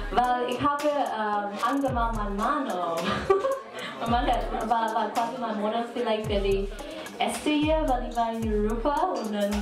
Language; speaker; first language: German; non-native, learner; Cantonese